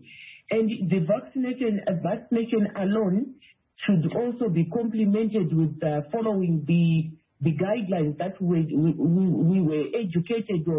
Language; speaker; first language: English; non-native, local second language; Shona